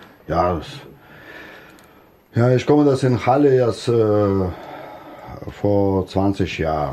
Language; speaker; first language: German; non-native, learner; Russian